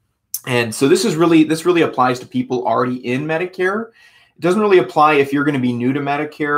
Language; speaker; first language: English; native; English